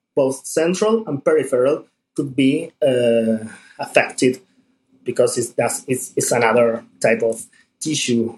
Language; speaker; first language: English; non-native, fluent; Spanish